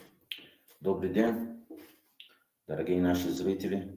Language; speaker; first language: Russian; non-native, local second language; Tajik